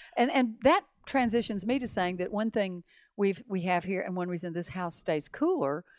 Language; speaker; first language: English; native; English